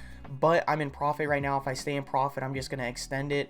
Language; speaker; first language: English; native; English